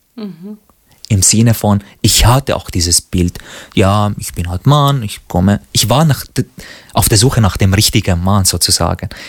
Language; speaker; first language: German; non-native, fluent; Arabic